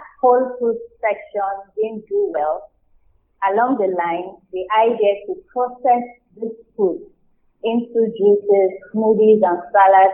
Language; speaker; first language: English; non-native, local second language; Yoruba